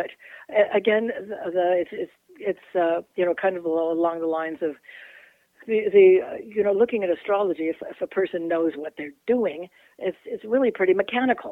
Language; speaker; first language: English; native; English